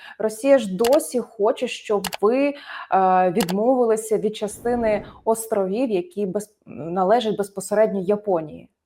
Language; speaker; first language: Ukrainian; native; Ukrainian